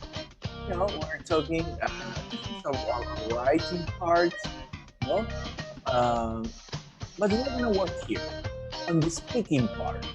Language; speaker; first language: English; non-native, fluent; Spanish